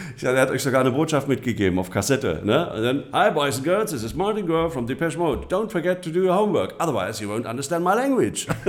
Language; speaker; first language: German; native; German